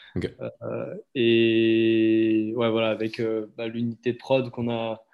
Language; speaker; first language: French; native; French